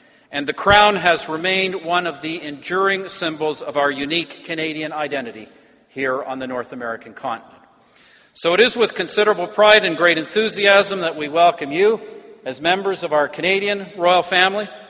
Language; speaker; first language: English; native; English